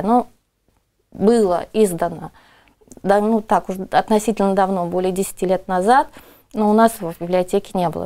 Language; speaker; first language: Russian; native; Russian